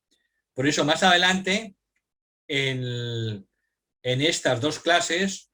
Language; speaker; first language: Spanish; native; Spanish